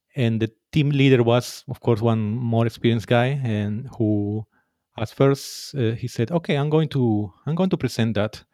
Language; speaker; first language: English; non-native, fluent; Spanish